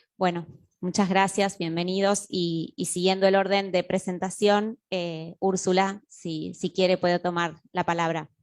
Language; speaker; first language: Spanish; native; Spanish